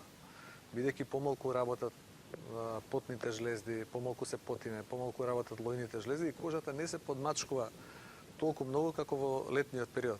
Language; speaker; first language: Macedonian; native; Macedonian